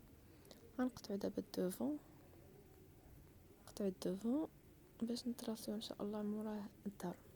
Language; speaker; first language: Arabic; native; Arabic